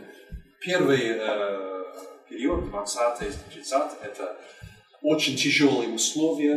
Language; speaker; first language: Russian; non-native, fluent; English